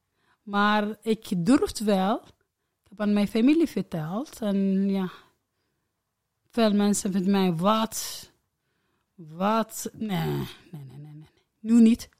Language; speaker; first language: Dutch; non-native, learner; Arabic